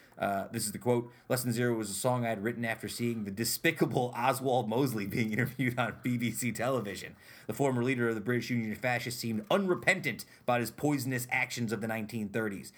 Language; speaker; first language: English; native; English